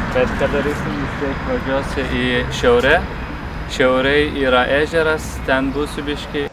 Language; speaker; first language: Lithuanian; non-native, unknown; Turkish